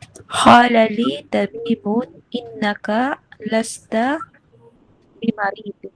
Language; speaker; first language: Arabic; non-native, learner; Filipino